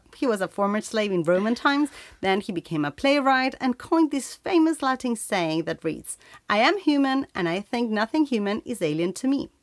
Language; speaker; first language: English; non-native, fluent; Spanish